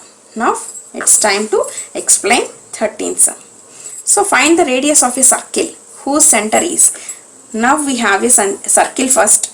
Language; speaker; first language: English; non-native, local second language; Telugu